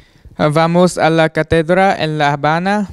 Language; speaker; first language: Spanish; non-native, learner; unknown